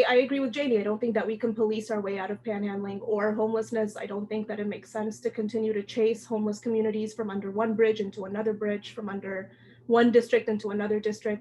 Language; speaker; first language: English; early bilingual, other home language; Amharic